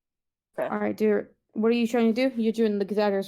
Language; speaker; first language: English; native; English